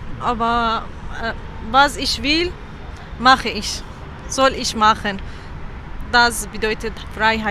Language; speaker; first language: German; non-native, learner; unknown